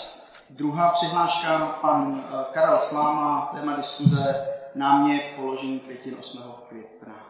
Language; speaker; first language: Czech; native; Czech